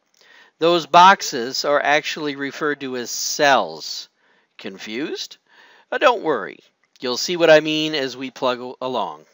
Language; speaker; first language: English; native; English